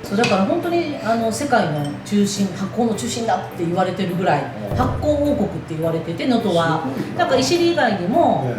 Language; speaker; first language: Japanese; native; Japanese